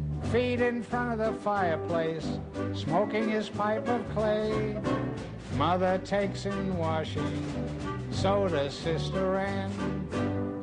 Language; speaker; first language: English; native; English